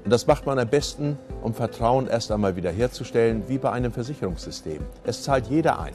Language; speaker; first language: German; native; German